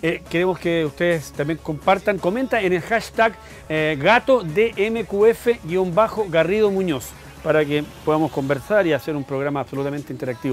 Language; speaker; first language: Spanish; native; Spanish